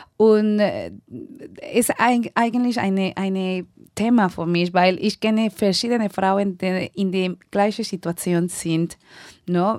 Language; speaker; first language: German; non-native, learner; Spanish